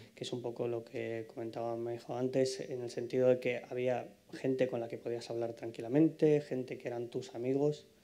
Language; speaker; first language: Spanish; non-native, fluent; Ukrainian